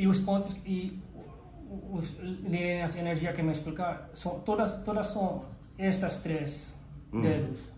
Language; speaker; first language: Portuguese; non-native, learner; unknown